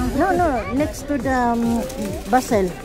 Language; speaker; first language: English; non-native, learner; Filipino